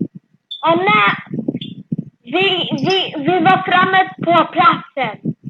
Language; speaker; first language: Swedish; early bilingual, other home language; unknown